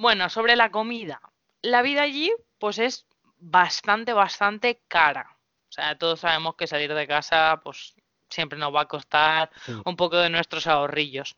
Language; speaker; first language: Spanish; native; Spanish